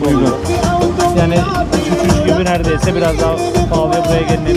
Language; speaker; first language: Turkish; native; Turkish